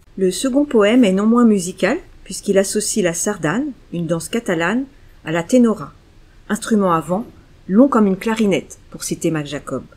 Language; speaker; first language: French; native; French